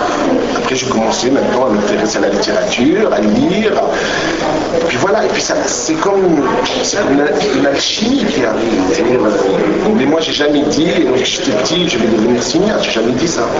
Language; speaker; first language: French; non-native, local second language; Arabic